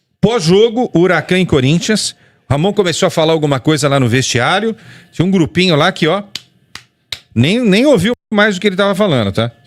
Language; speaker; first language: Portuguese; native; Portuguese